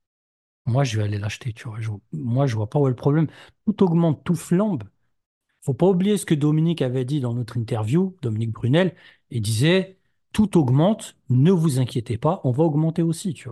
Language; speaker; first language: French; native; French